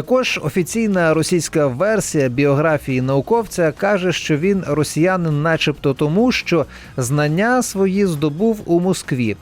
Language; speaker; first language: Ukrainian; native; Ukrainian